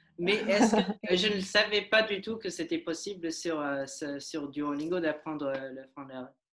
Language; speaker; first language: French; non-native, learner; English